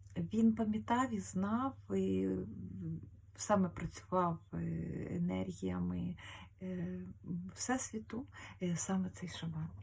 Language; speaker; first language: Ukrainian; native; Ukrainian